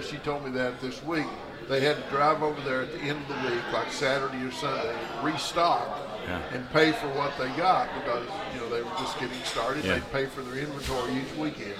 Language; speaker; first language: English; native; English